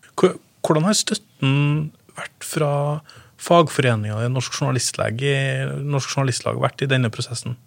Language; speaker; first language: Norwegian; native; Norwegian